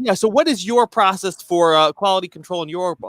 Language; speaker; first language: English; native; English